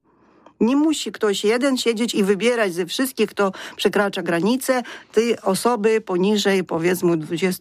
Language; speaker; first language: Polish; non-native, fluent; Ukrainian